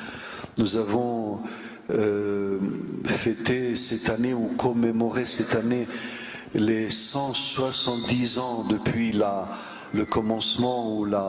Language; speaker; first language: French; non-native, fluent; Romanian